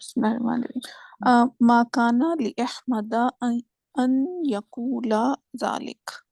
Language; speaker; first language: Arabic; non-native, learner; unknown